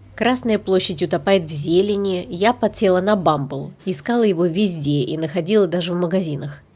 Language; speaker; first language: Russian; native; Russian